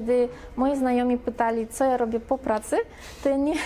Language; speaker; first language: Polish; non-native, fluent; Russian